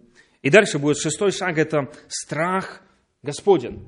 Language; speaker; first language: Polish; non-native, learner; Russian